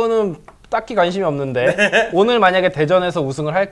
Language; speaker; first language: Korean; native; Korean